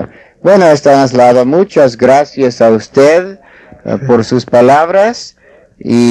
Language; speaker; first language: Spanish; non-native, fluent; English